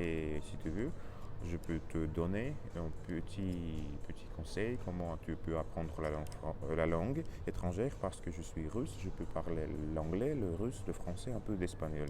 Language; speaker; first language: French; non-native, learner; Russian